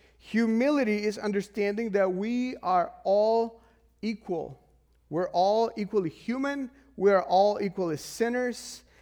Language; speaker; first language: English; non-native, fluent; Spanish